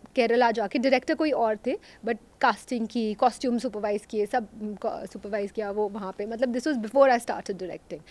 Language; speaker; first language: Hindi; native; Hindi